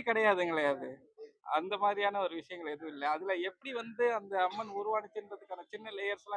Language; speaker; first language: Tamil; native; Tamil